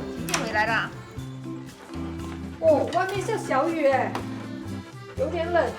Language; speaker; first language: Chinese; non-native, local second language; Cantonese